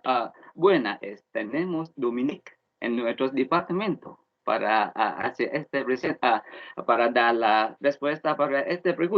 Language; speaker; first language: Spanish; non-native, learner; Vietnamese